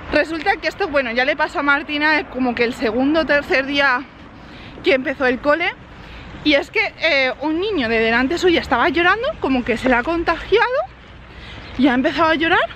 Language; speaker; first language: Spanish; native; Spanish